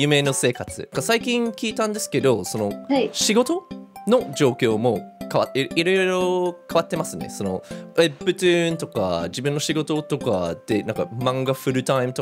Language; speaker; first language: Japanese; non-native, fluent; English